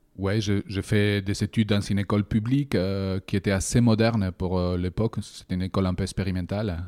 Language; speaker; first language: French; non-native, fluent; Spanish